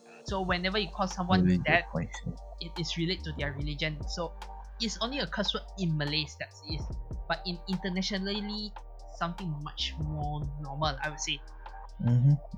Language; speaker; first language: English; non-native, local second language; Chinese